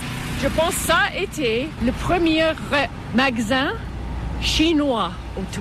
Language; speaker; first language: French; non-native, fluent; English